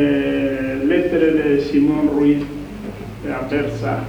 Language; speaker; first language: Italian; non-native, learner; Spanish